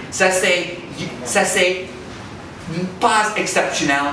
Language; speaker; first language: French; non-native, learner; English